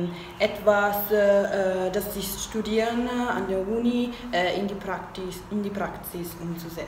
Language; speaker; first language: German; non-native, fluent; Italian